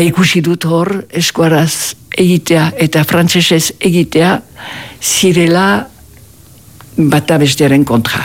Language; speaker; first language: Basque; native; Basque